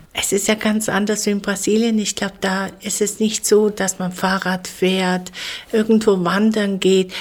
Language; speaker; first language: German; native; German